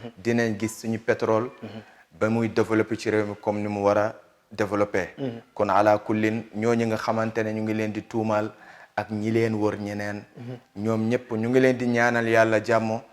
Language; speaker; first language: Wolof; non-native, local second language; Fula